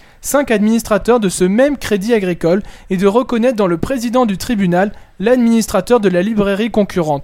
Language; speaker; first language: French; native; French